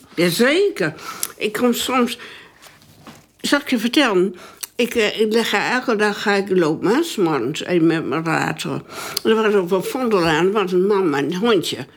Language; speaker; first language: Dutch; native; Dutch